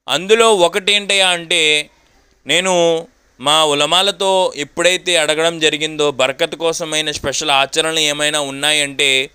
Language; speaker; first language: Telugu; non-native, local second language; Urdu